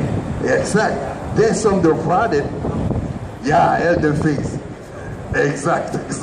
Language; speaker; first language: Swedish; non-native, fluent; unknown